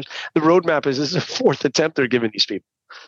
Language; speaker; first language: English; native; English